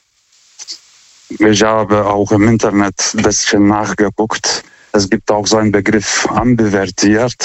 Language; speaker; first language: German; non-native, fluent; Lithuanian